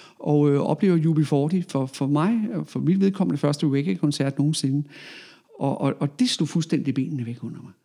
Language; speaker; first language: Danish; native; Danish